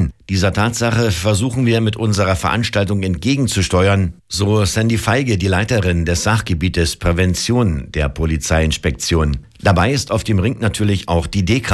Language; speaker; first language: German; native; German